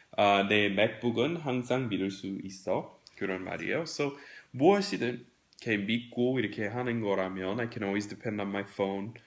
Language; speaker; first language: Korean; non-native, fluent; English